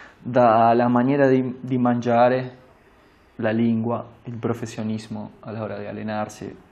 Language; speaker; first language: Italian; non-native, fluent; Spanish